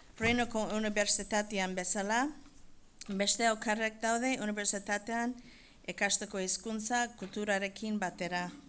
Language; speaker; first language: Basque; non-native, fluent; English